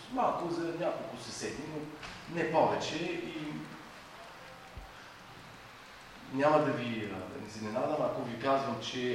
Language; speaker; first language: Bulgarian; non-native, fluent; French